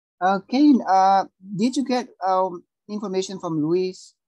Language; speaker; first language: English; non-native, fluent; Indonesian